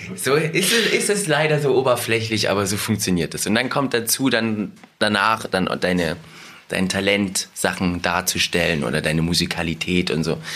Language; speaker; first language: German; early bilingual, other home language; Russian